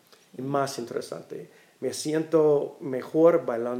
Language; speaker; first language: Spanish; non-native, learner; English